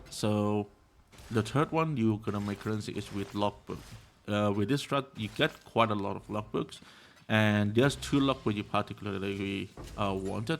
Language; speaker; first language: English; non-native, fluent; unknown